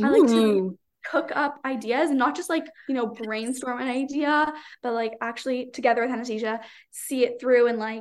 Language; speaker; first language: English; native; English